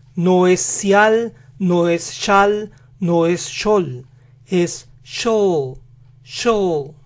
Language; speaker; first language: Spanish; native; Spanish